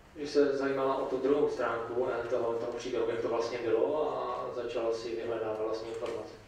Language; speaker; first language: Czech; native; Czech